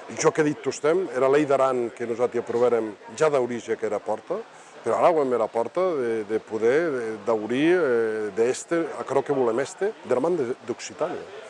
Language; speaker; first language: Catalan; non-native, local second language; Occitan